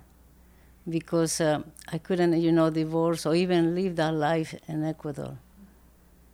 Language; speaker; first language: English; non-native, fluent; Spanish